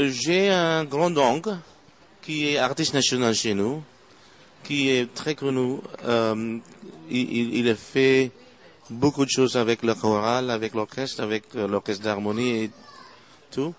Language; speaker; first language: French; non-native, fluent; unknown